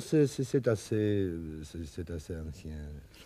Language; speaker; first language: French; non-native, learner; Russian